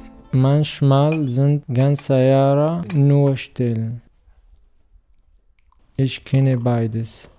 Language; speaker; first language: German; non-native, learner; Arabic